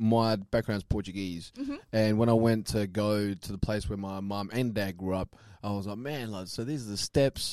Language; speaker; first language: English; native; English